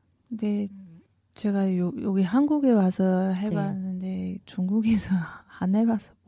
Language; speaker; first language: Korean; non-native, learner; Chinese